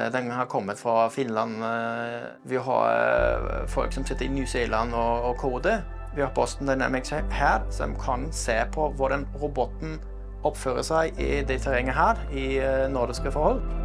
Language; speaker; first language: Norwegian; non-native, fluent; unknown